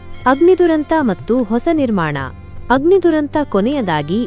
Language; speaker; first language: Kannada; native; Kannada